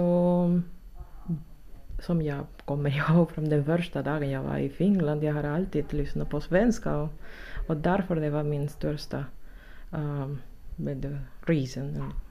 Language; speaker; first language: Swedish; non-native, fluent; Spanish